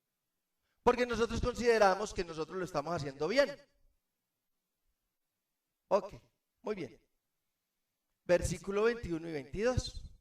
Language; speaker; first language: Spanish; native; Spanish